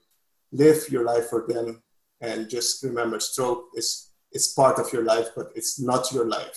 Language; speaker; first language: English; non-native, fluent; Papiamento